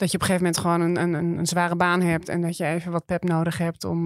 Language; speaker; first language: Dutch; native; Dutch